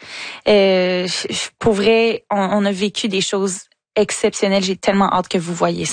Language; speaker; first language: French; native; French